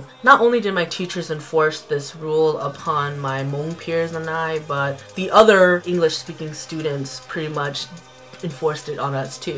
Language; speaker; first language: English; early bilingual, other home language; Hmong